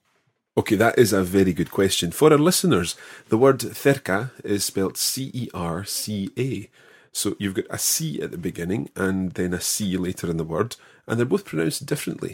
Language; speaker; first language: English; native; English